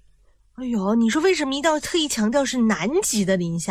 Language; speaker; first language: Chinese; native; Chinese